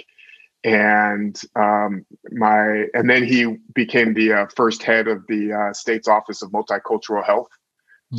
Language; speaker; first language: English; native; English